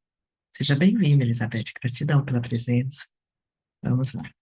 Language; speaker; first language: Portuguese; native; Portuguese